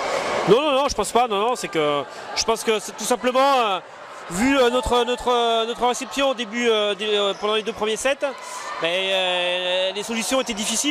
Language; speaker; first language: French; native; French